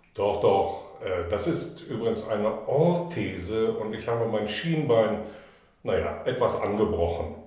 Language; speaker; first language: German; native; German